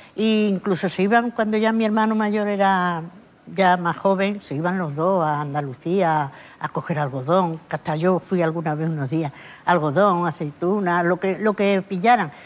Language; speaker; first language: Spanish; native; Spanish